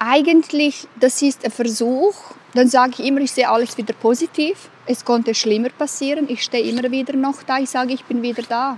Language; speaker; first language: German; non-native, fluent; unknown